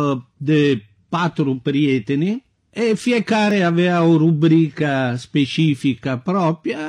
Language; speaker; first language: Romanian; non-native, learner; Italian